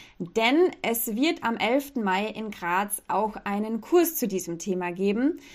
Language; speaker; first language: German; native; German